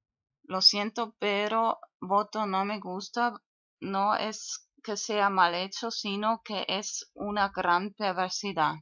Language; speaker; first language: Spanish; non-native, fluent; German